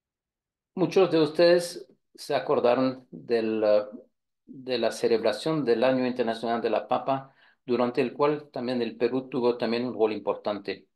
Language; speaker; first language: Spanish; non-native, fluent; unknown